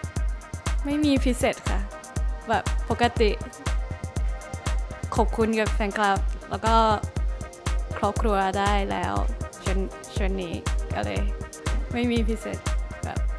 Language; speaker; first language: Thai; non-native, learner; Japanese